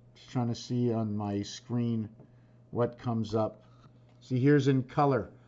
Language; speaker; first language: English; native; English